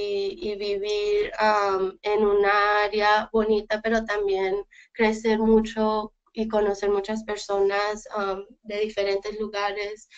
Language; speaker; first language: Spanish; early bilingual, heritage; Spanish